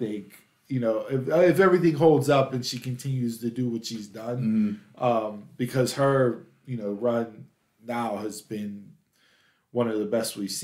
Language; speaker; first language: English; native; English